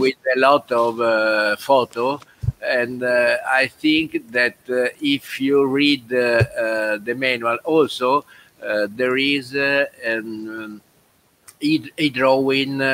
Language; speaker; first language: English; non-native, learner; Italian